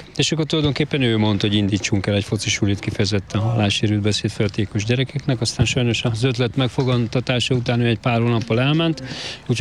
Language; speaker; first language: Hungarian; native; Hungarian